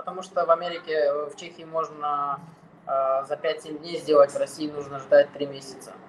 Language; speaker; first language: Russian; non-native, fluent; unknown